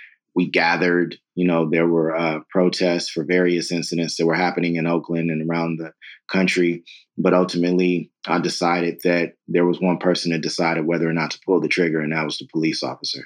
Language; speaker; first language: English; native; English